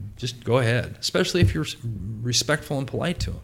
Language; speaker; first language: English; native; English